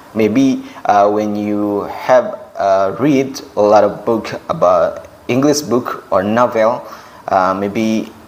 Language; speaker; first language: English; non-native, fluent; Indonesian